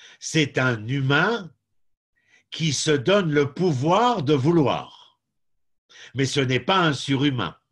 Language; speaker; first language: French; native; French